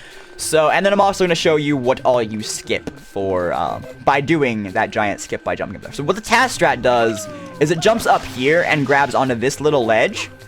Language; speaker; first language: English; native; English